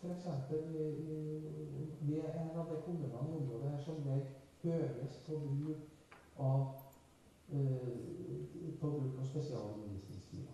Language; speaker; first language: Norwegian; native; Norwegian